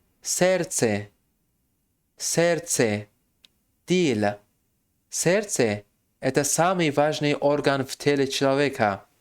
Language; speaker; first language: Russian; non-native, fluent; Tajik